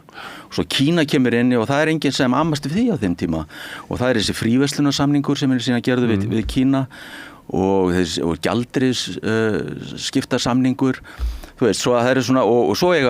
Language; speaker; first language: Icelandic; native; Icelandic